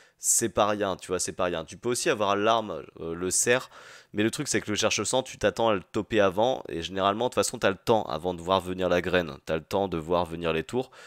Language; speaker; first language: French; native; French